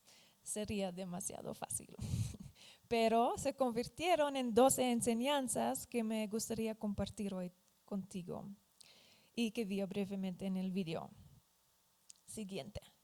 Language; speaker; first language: Spanish; non-native, fluent; Dutch